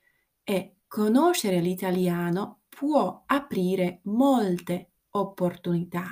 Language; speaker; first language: Italian; non-native, fluent; Slovak